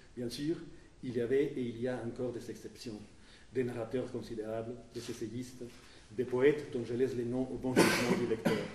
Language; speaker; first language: French; non-native, fluent; Spanish